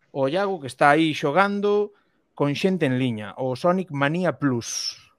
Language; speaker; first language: Galician; native; Galician